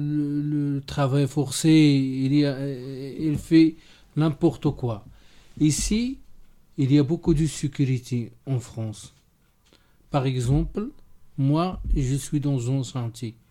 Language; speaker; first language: French; non-native, learner; Arabic